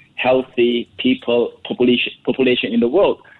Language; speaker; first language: English; non-native, fluent; Indonesian